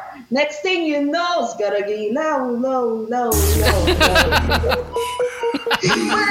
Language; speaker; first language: English; non-native, local second language; Filipino